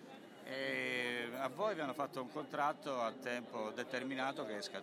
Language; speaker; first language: Italian; native; Italian